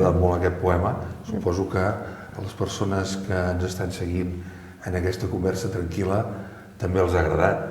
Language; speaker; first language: Catalan; native; Catalan